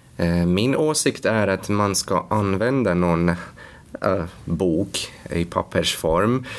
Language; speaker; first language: Swedish; non-native, fluent; Latvian